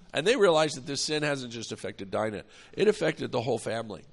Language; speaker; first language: English; native; English